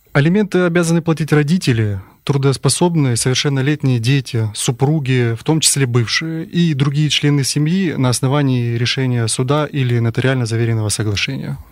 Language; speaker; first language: Russian; native; Russian